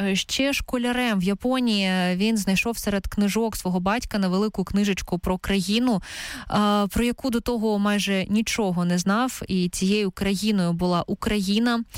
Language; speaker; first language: Ukrainian; native; Ukrainian